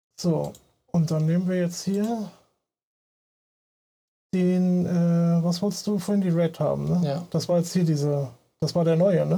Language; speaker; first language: German; native; German